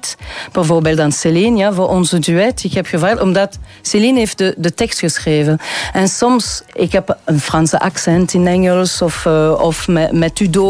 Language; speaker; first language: Dutch; non-native, local second language; French